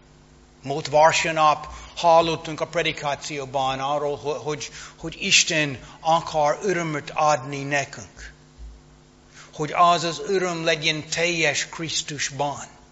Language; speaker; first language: Hungarian; non-native, fluent; English